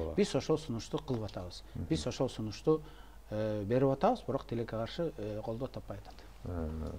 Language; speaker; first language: Kyrgyz; native; Kyrgyz